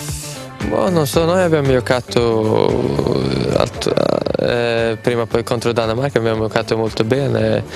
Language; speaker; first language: Italian; non-native, learner; Swedish